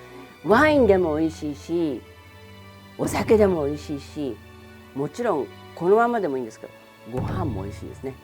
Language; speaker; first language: Japanese; early bilingual, other home language; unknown